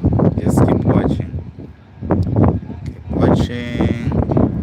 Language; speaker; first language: English; non-native, local second language; Shona